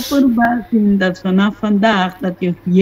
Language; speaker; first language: Dutch; non-native, local second language; Papiamento